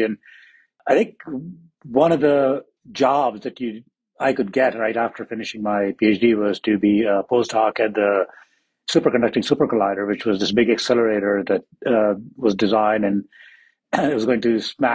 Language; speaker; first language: English; non-native, local second language; Hindi